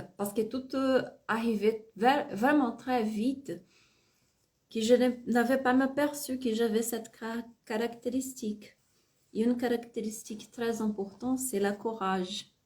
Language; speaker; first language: French; non-native, fluent; Portuguese